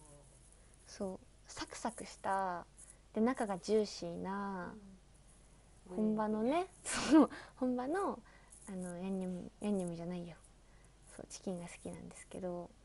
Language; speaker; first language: Japanese; native; Japanese